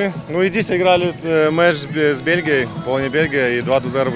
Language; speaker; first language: Polish; early bilingual, heritage; Polish